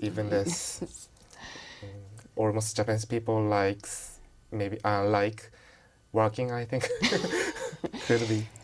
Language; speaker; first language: English; non-native, learner; Japanese